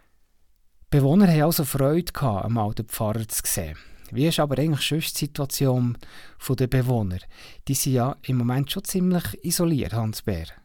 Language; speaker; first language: German; native; German